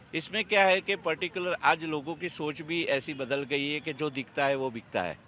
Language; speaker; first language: Hindi; non-native, local second language; Gujarati